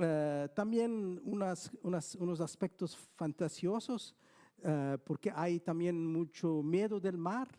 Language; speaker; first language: Spanish; non-native, fluent; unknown